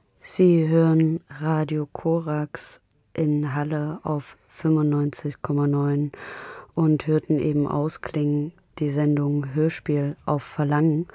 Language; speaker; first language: German; native; German